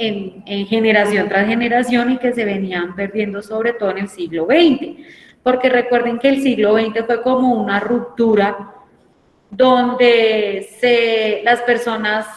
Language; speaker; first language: Spanish; native; Spanish